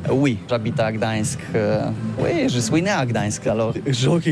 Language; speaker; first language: French; non-native, learner; Polish